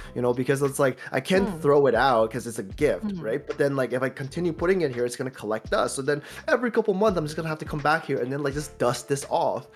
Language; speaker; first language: English; early bilingual, other home language; Chinese